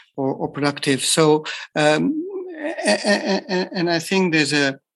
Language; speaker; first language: English; non-native, fluent; French